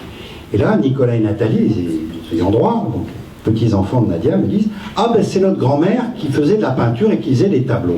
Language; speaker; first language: French; native; French